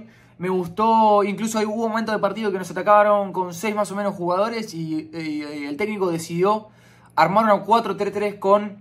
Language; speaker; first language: Spanish; native; Spanish